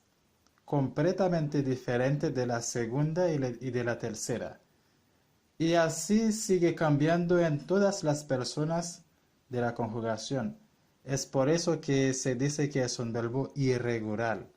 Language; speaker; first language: Spanish; non-native, fluent; Haitian Creole